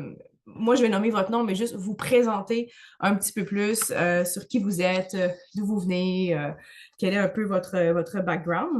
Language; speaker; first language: French; native; French